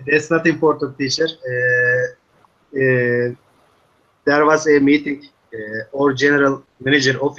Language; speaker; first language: English; non-native, learner; Turkish